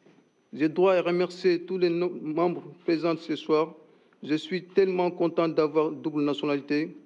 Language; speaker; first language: French; non-native, learner; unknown